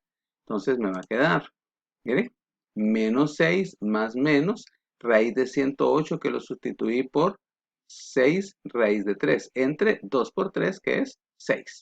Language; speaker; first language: Spanish; native; Spanish